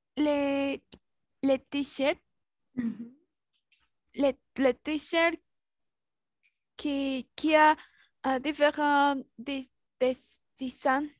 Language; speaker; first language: French; non-native, learner; Spanish